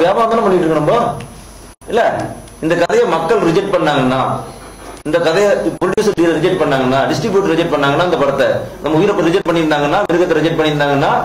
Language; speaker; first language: Tamil; native; Tamil